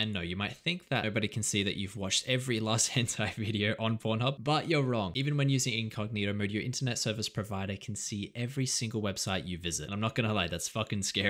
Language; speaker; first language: English; native; English